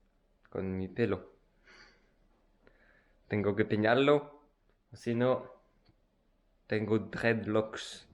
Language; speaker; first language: Spanish; non-native, learner; French